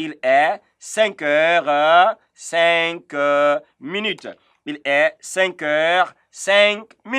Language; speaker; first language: French; non-native, fluent; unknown